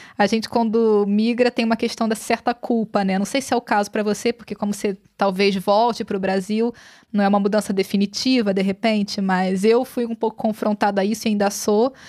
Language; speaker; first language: Portuguese; native; Portuguese